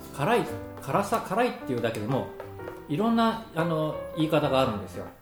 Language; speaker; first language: Japanese; native; Japanese